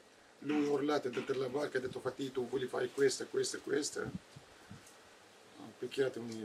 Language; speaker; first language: Italian; non-native, learner; Arabic